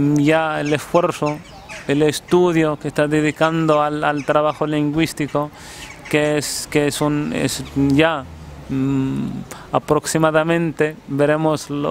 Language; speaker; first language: Spanish; non-native, fluent; Arabic